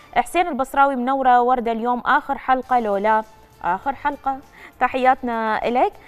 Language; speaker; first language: Arabic; native; Arabic